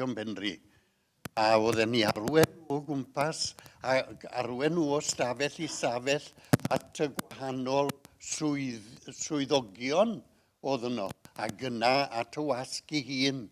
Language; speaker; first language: Welsh; native; Welsh